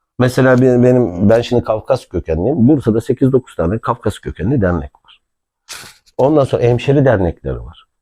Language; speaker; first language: Turkish; native; Turkish